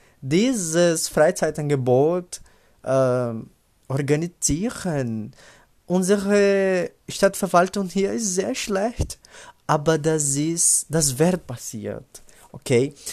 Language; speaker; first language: German; non-native, learner; Portuguese